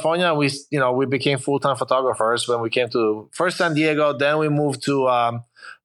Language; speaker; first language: English; non-native, fluent; Polish